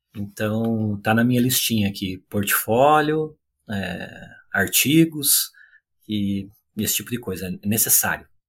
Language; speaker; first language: Portuguese; native; Portuguese